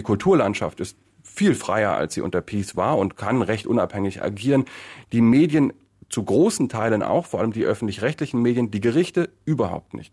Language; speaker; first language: German; native; German